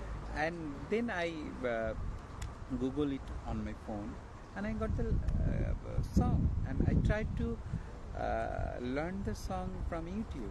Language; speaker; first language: English; non-native, learner; Bangla